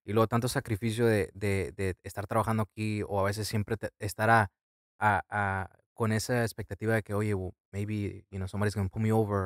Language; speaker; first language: Spanish; early bilingual, heritage; Spanish